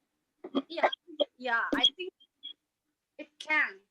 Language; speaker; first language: English; non-native, learner; Indonesian